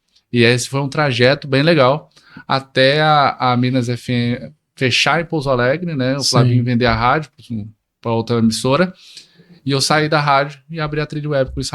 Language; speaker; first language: Portuguese; native; Portuguese